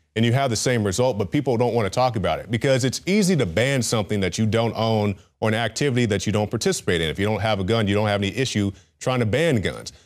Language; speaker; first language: English; native; English